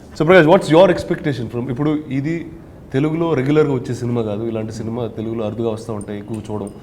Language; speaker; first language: Telugu; native; Telugu